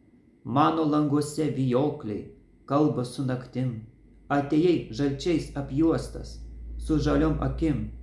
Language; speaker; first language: Lithuanian; native; Lithuanian